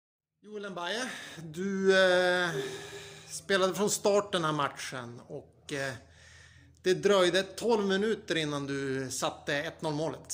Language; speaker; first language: Swedish; native; Swedish